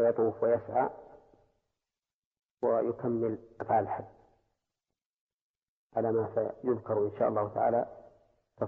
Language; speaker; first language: Arabic; native; Arabic